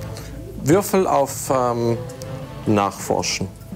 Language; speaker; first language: German; native; German